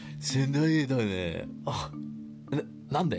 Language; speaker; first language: Japanese; non-native, learner; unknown